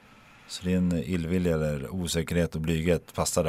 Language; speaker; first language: Swedish; native; Swedish